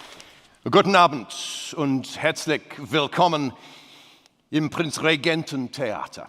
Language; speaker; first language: German; non-native, fluent; English